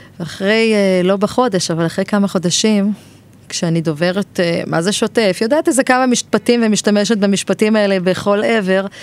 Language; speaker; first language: Hebrew; native; Hebrew